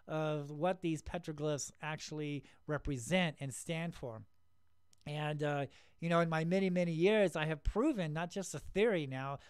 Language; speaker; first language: English; native; English